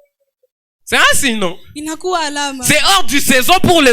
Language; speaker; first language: French; non-native, local second language; Swahili